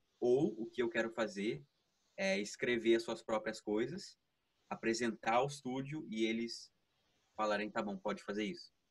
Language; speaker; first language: Portuguese; early bilingual, heritage; Portuguese